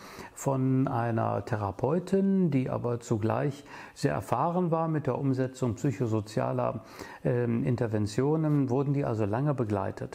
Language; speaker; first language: German; native; German